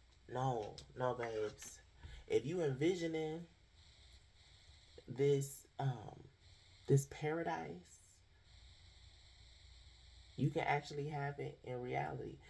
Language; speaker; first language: English; native; English